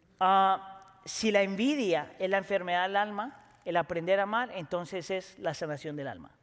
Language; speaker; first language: Spanish; native; Spanish